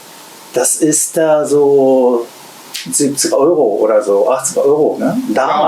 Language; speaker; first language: German; non-native, learner; Japanese